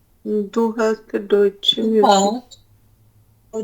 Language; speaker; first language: German; non-native, learner; Urdu